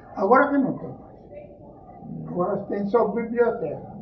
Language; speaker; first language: Portuguese; non-native, fluent; Ukrainian